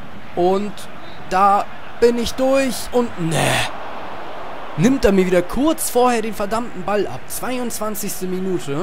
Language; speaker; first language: German; native; German